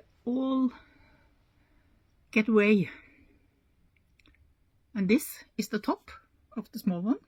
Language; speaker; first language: English; non-native, learner; Norwegian